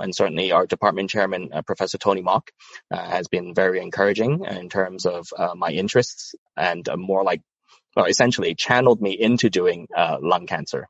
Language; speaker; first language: English; non-native, local second language; Cantonese